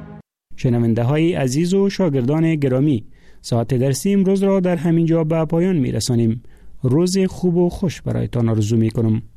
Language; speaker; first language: Persian; native; Persian